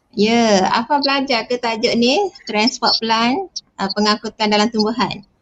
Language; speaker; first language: Malay; native; Malay